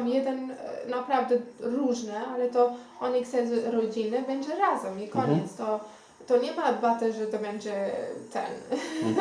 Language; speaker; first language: Polish; non-native, learner; Xhosa